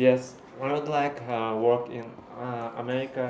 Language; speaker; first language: English; non-native, learner; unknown